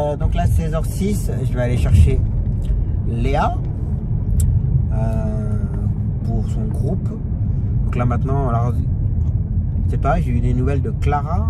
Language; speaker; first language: French; native; French